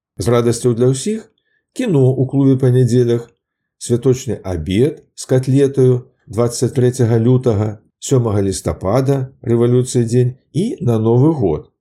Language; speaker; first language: Belarusian; native; Belarusian